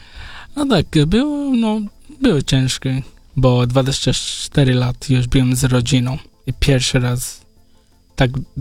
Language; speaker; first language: Polish; non-native, learner; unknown